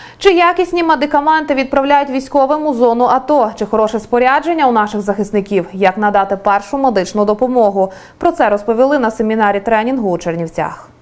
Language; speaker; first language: Ukrainian; native; Ukrainian